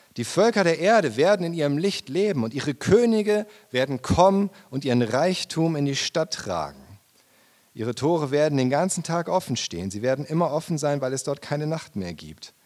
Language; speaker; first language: German; native; German